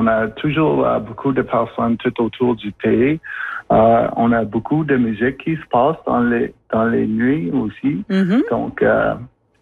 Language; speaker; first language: French; native; French